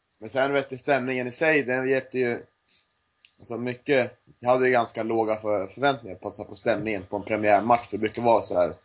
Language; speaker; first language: Swedish; native; Swedish